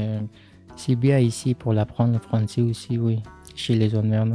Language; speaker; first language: French; non-native, learner; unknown